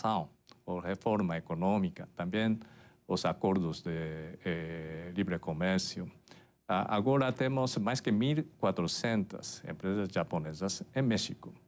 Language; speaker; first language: Portuguese; non-native, fluent; Japanese